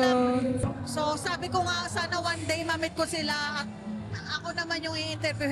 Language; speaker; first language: Filipino; native; Filipino